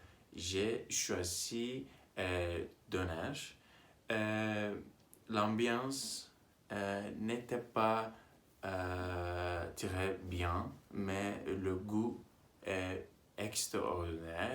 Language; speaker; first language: French; non-native, learner; Turkish